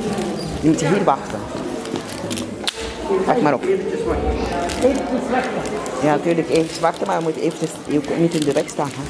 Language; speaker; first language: Dutch; native; Dutch